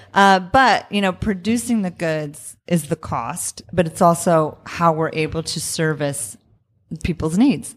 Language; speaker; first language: English; native; English